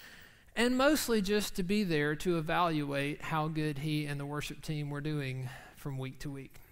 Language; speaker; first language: English; native; English